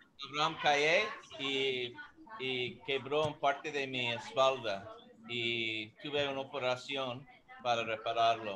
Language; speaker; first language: Spanish; non-native, fluent; English